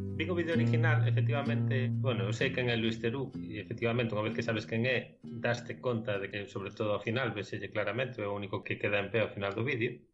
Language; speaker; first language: Galician; non-native, local second language; Spanish